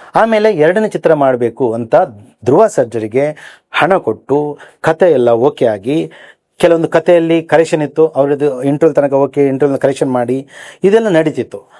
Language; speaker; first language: Kannada; native; Kannada